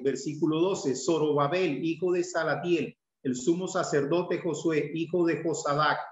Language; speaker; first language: Spanish; native; Spanish